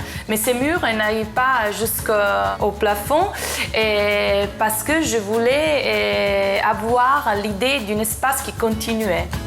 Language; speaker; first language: French; non-native, fluent; Italian